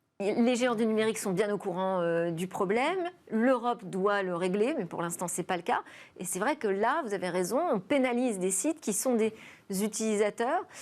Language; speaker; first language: French; native; French